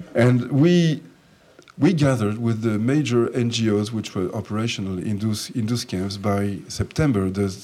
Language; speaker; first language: English; non-native, fluent; French